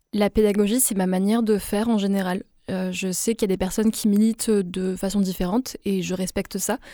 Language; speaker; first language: French; non-native, local second language; Arabic